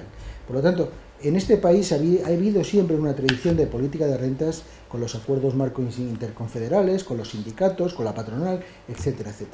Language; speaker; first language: Spanish; native; Spanish